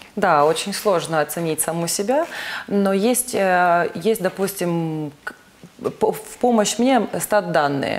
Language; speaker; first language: Russian; native; Russian